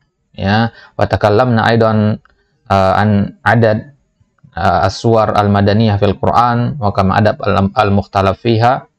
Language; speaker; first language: Arabic; non-native, fluent; Indonesian